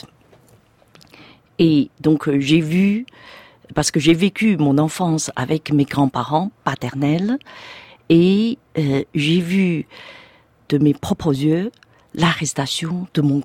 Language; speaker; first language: French; non-native, fluent; Chinese